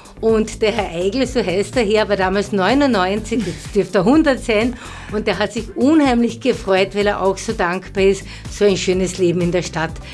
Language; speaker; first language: German; native; German